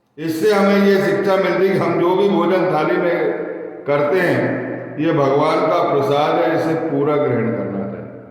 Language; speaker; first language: Hindi; native; Hindi